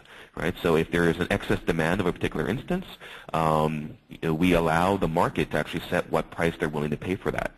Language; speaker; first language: English; native; English